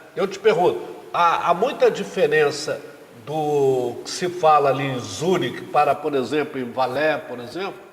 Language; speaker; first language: Portuguese; native; Portuguese